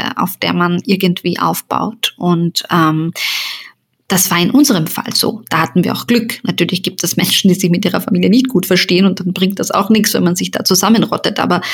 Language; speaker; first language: German; early bilingual, other home language; Bosnian